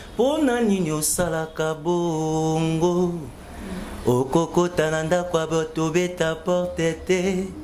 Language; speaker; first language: Lingala; native; Lingala